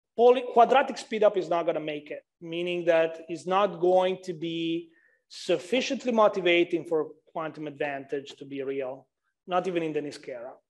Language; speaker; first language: English; non-native, fluent; Italian